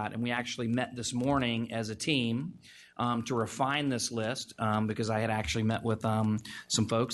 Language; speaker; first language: English; native; English